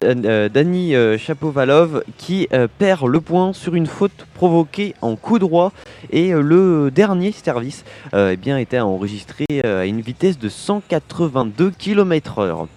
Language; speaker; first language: French; native; French